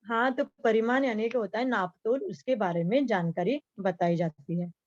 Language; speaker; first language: Hindi; non-native, local second language; Marathi